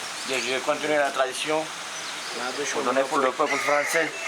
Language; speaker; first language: French; non-native, fluent; Romanian